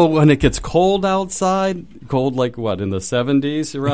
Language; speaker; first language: English; native; English